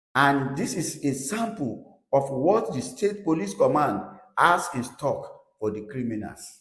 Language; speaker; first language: English; non-native, local second language; Yoruba